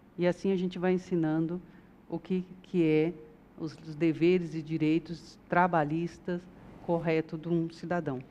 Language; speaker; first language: Portuguese; native; Portuguese